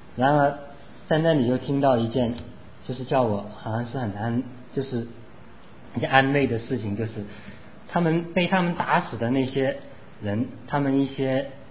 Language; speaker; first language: Chinese; non-native, local second language; Cantonese